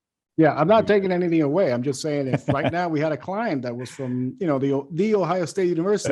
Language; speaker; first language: English; native; English